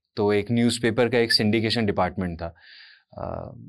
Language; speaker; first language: Hindi; native; Hindi